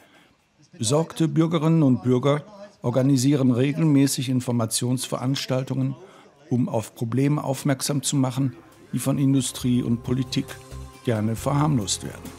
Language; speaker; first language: German; native; German